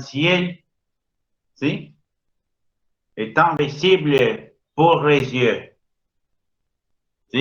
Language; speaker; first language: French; non-native, fluent; Spanish